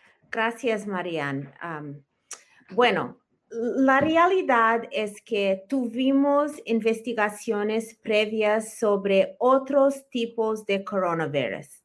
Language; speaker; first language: Spanish; early bilingual, heritage; Spanish